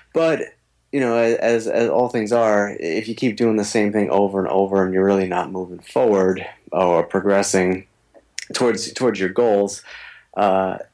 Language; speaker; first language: English; native; English